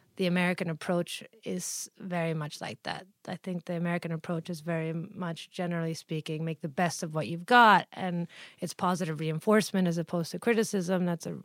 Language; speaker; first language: English; early bilingual, other home language; Italian